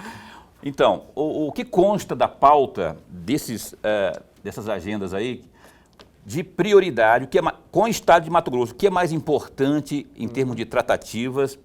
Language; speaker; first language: Portuguese; native; Portuguese